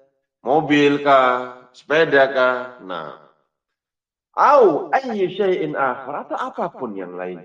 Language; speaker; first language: Indonesian; native; Indonesian